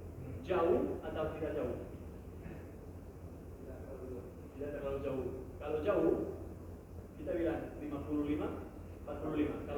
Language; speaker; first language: Indonesian; non-native, learner; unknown